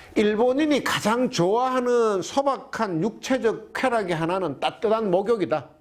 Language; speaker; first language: Korean; native; Korean